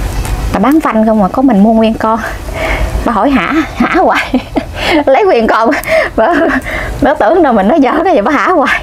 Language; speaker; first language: Vietnamese; native; Vietnamese